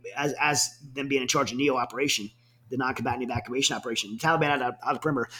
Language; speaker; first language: English; native; English